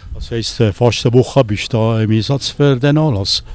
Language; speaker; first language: German; native; German